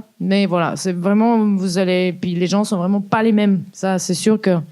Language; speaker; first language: French; native; French